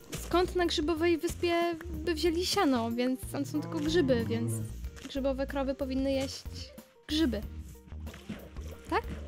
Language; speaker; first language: Polish; native; Polish